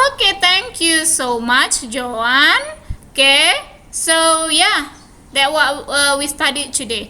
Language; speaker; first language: English; non-native, fluent; Indonesian